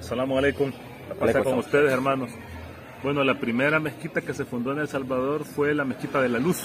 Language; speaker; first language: Spanish; native; Spanish